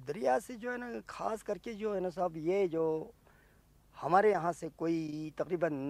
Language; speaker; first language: Urdu; non-native, local second language; Ladakhi